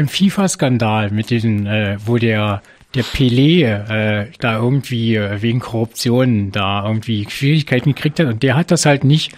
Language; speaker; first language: German; native; German